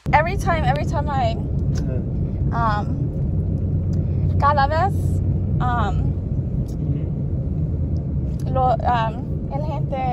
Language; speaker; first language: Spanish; non-native, learner; English